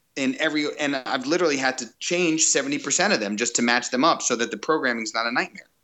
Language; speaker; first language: English; native; English